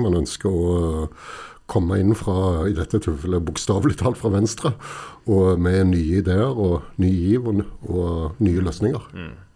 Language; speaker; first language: Norwegian; native; Norwegian